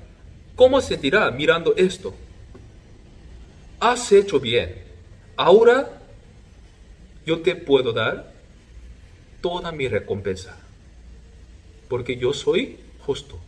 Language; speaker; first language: Spanish; non-native, fluent; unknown